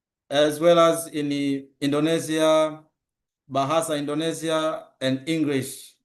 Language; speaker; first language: English; non-native, local second language; Swahili